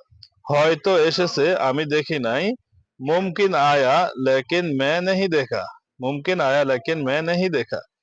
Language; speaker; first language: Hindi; non-native, learner; Bangla